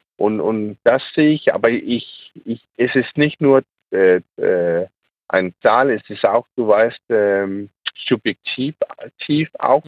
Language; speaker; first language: German; non-native, learner; Danish